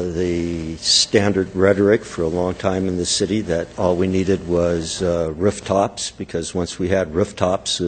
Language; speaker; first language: English; native; English